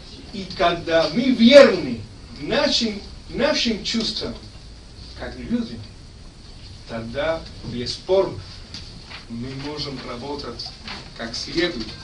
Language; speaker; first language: Russian; non-native, fluent; Spanish